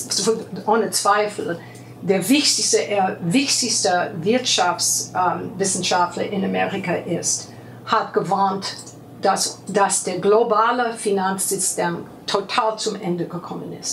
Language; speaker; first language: German; non-native, fluent; English